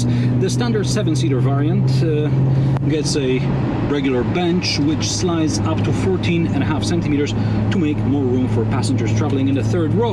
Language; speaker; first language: English; non-native, fluent; Polish